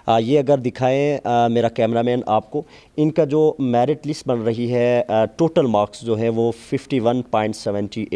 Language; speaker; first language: Urdu; non-native, local second language; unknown